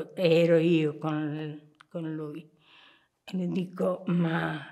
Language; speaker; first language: Italian; non-native, fluent; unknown